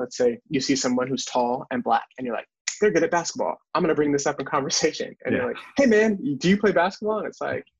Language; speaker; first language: English; native; English